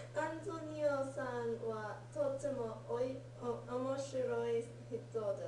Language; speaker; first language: Japanese; non-native, learner; English